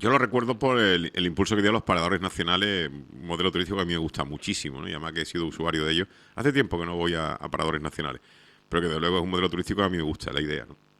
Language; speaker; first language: Spanish; native; Spanish